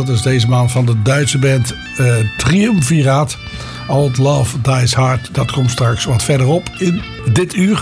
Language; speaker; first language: Dutch; native; Dutch